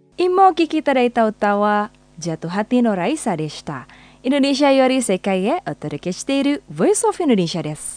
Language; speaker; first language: Japanese; non-native, fluent; Indonesian